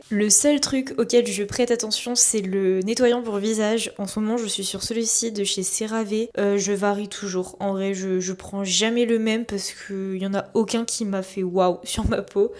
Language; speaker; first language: French; native; French